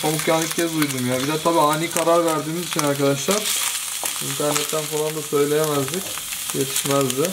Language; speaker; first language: Turkish; native; Turkish